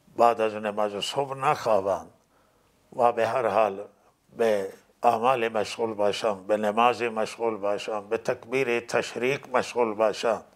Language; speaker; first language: Persian; non-native, local second language; Baluchi